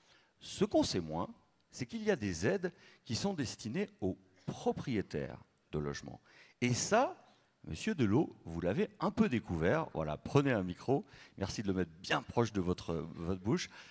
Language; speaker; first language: French; native; French